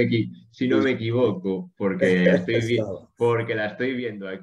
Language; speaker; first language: Spanish; native; Spanish